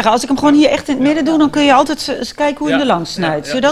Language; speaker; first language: Dutch; native; Dutch